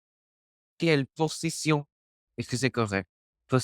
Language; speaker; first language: French; non-native, learner; Spanish